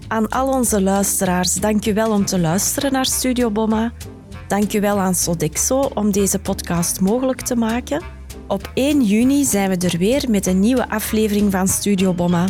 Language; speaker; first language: Dutch; native; Dutch